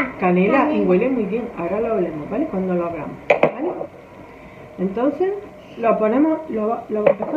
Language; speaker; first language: Spanish; native; Spanish